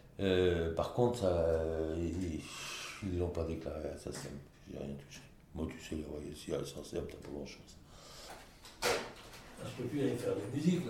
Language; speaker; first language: French; native; French